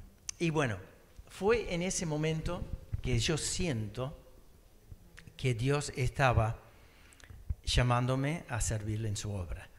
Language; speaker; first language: Spanish; early bilingual, other home language; English